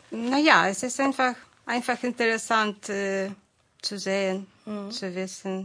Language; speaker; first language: German; non-native, fluent; Ukrainian